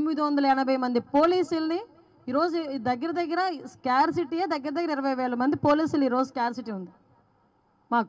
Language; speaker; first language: Telugu; native; Telugu